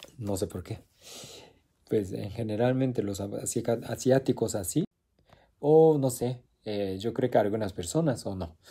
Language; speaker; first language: Spanish; non-native, fluent; Japanese